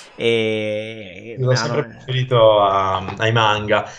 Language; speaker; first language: Italian; native; Italian